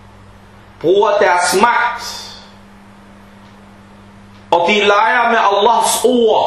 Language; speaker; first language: Danish; early bilingual, other home language; Arabic